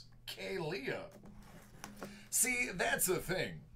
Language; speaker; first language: English; native; English